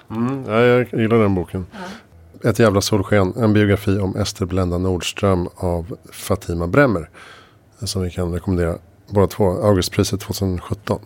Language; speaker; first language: Swedish; native; Swedish